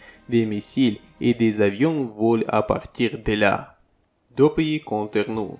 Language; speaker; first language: French; non-native, learner; Ukrainian